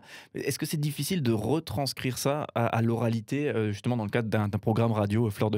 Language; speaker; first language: French; native; French